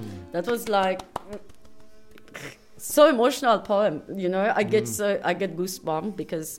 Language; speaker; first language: English; non-native, fluent; Persian